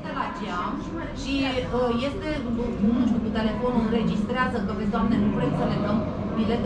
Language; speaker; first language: Romanian; native; Romanian